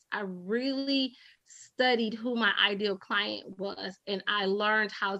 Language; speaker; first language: English; native; English